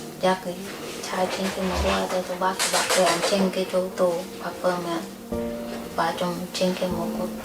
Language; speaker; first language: Korean; non-native, learner; Khmer